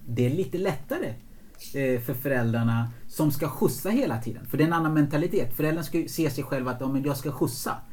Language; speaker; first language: Swedish; early bilingual, other home language; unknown